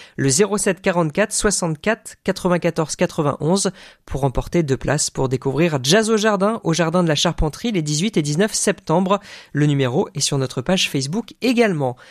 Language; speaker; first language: French; native; French